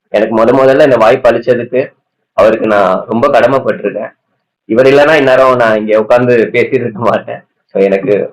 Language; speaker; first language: Tamil; native; Tamil